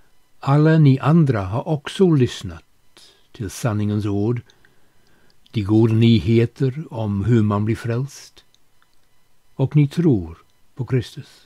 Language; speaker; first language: Swedish; non-native, fluent; English